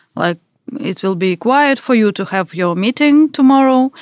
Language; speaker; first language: English; non-native, fluent; Russian